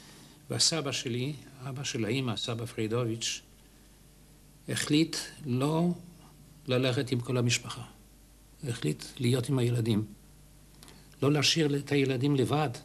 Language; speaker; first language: Hebrew; non-native, fluent; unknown